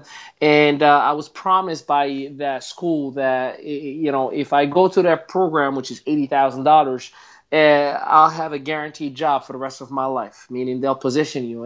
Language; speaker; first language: English; non-native, fluent; Arabic